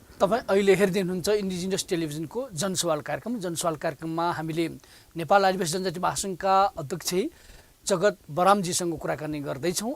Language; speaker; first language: Nepali; non-native, local second language; Newari